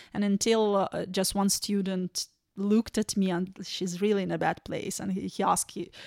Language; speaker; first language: English; non-native, fluent; Ukrainian